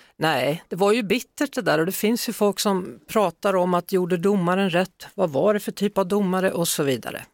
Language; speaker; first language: Swedish; native; Swedish